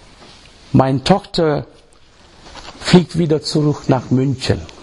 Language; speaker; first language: German; non-native, learner; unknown